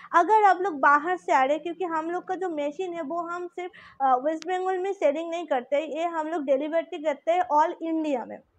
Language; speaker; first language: Hindi; non-native, local second language; Bangla